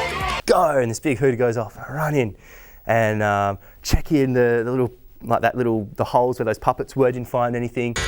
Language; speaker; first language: English; native; English